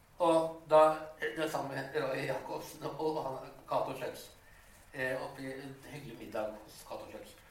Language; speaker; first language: Norwegian; native; Norwegian